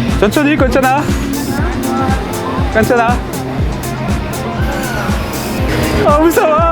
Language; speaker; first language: Korean; non-native, learner; French